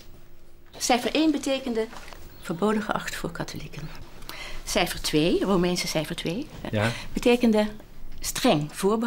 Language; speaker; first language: Dutch; native; Dutch